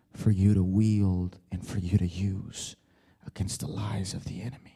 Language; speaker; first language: English; early bilingual, other home language; Spanish